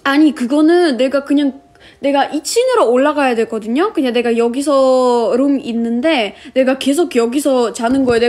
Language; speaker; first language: Korean; non-native, fluent; Russian